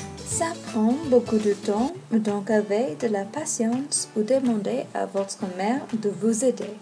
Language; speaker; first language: French; non-native, learner; English